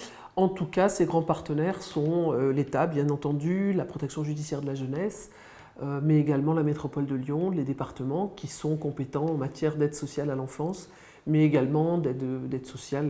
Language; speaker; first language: French; native; French